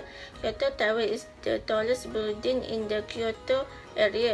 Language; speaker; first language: English; non-native, learner; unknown